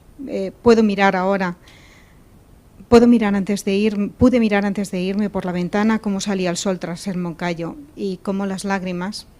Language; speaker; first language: Spanish; native; Spanish